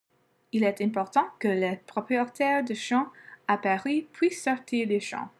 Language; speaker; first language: French; non-native, learner; English